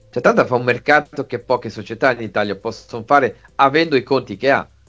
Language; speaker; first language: Italian; native; Italian